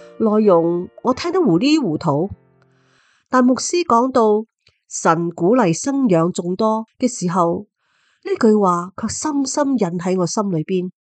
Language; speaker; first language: Chinese; non-native, local second language; Cantonese